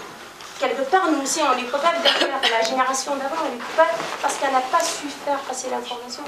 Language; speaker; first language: French; non-native, local second language; Kabyle